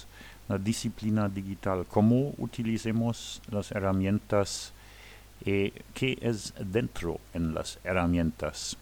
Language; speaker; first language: Spanish; non-native, learner; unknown